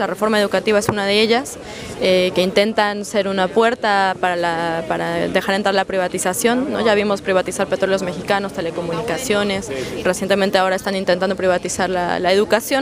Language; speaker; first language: Spanish; native; Spanish